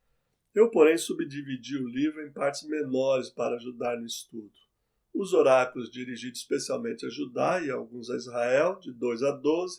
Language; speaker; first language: Portuguese; native; Portuguese